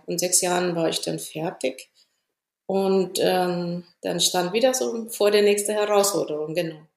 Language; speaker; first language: German; non-native, fluent; Amharic